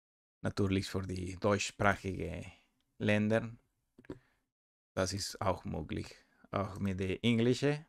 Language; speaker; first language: German; non-native, learner; Spanish